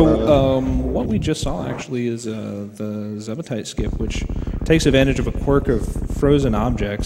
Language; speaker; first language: English; native; English